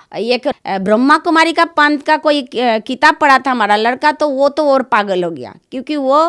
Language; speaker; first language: Hindi; non-native, local second language; Bangla